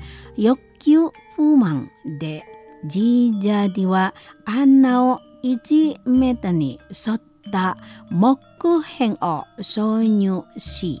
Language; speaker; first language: Japanese; non-native, learner; Indonesian